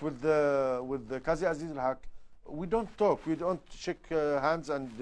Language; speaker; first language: English; non-native, learner; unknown